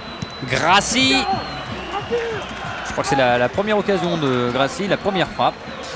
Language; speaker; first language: French; native; French